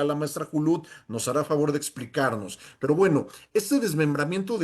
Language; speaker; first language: Spanish; native; Spanish